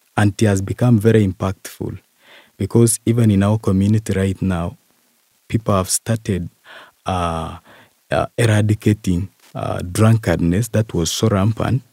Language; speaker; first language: English; non-native, local second language; Kalenjin